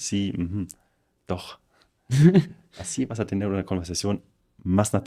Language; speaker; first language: Spanish; non-native, fluent; German